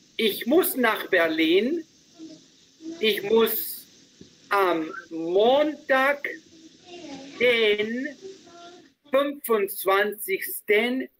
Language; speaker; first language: German; non-native, fluent; Spanish